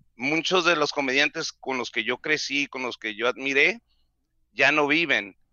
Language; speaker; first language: Spanish; native; Spanish